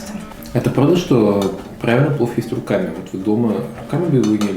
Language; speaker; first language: Russian; native; Russian